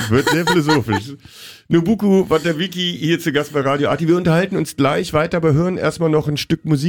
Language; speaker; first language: German; native; German